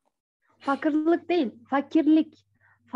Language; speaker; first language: Turkish; non-native, fluent; Kyrgyz